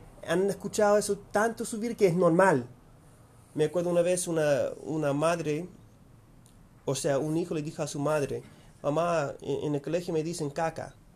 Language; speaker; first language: Spanish; non-native, fluent; English